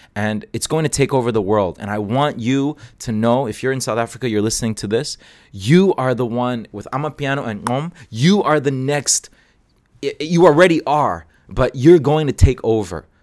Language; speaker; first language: English; non-native, local second language; Cantonese